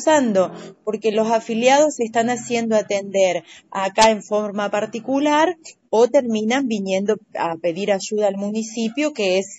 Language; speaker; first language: Spanish; native; Spanish